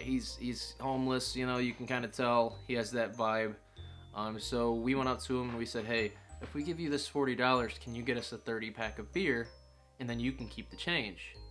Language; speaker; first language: English; native; English